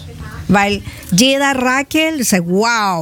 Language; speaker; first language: German; non-native, fluent; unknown